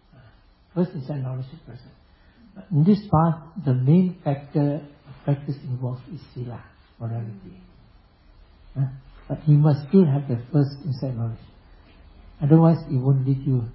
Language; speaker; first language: English; non-native, local second language; Chinese